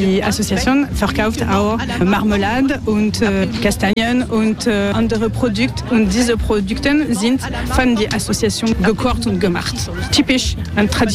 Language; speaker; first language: German; non-native, learner; French